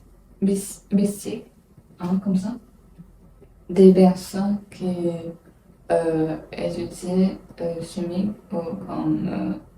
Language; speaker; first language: French; non-native, learner; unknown